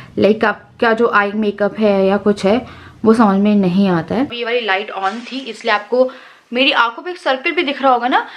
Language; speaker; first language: Hindi; native; Hindi